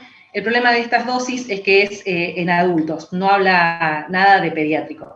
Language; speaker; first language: Spanish; native; Spanish